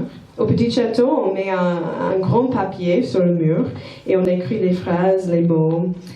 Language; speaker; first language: French; non-native, fluent; English